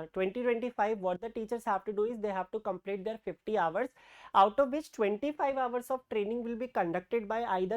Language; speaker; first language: English; non-native, local second language; Hindi